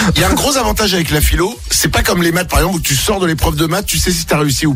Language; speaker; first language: French; native; French